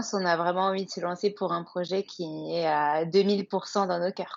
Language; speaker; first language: French; native; French